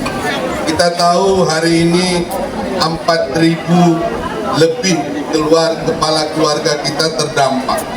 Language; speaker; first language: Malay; non-native, local second language; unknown